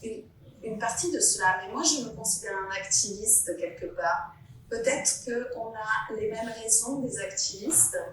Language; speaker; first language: French; non-native, fluent; Italian